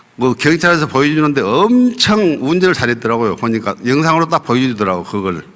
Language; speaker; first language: Korean; native; Korean